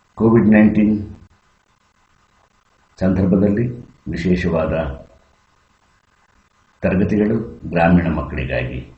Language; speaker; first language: Kannada; native; Kannada